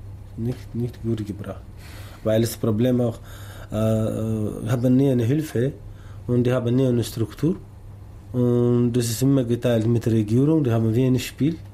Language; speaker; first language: German; non-native, learner; Tamasheq